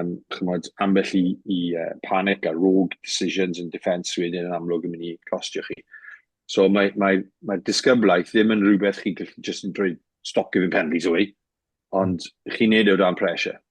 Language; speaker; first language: Welsh; native; Welsh